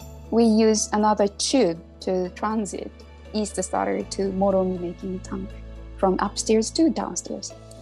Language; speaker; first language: English; non-native, fluent; Japanese